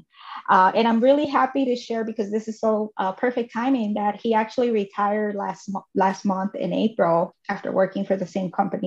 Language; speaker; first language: English; native; English